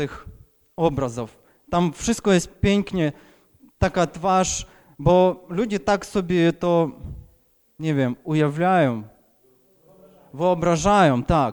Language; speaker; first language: Polish; non-native, fluent; Ukrainian